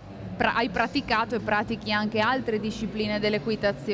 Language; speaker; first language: Italian; native; Italian